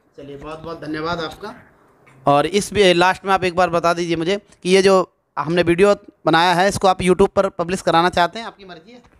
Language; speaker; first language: Hindi; native; Hindi